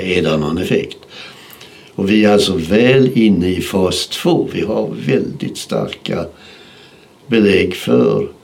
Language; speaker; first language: Swedish; native; Swedish